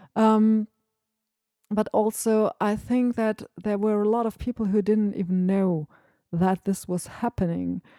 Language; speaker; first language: English; non-native, fluent; German